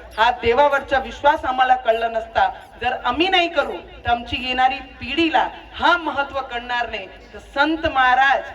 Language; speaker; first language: Marathi; non-native, local second language; Punjabi